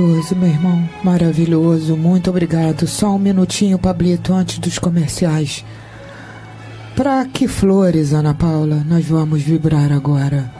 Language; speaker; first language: Portuguese; native; Portuguese